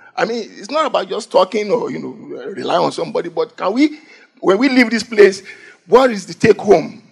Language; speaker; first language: English; non-native, local second language; Yoruba